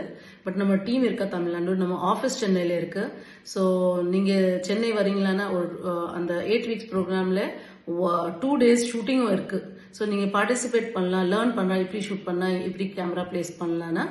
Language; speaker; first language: Tamil; non-native, fluent; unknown